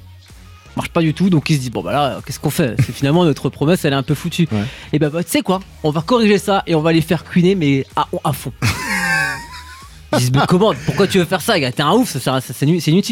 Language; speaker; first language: French; native; French